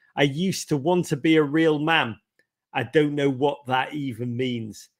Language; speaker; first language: English; native; English